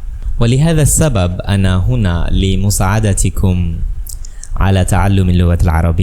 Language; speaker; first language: Arabic; non-native, fluent; Bangla